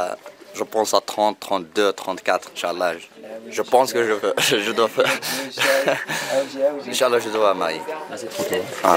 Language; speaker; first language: French; non-native, learner; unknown